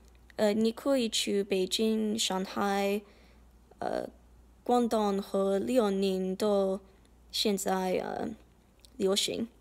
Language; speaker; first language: Chinese; non-native, learner; English